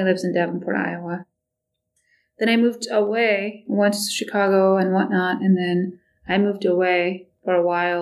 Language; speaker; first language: English; non-native, local second language; Nepali